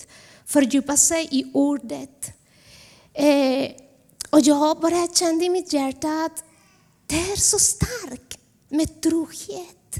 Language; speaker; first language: Swedish; non-native, fluent; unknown